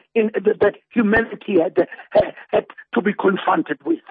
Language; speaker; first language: English; non-native, local second language; Zulu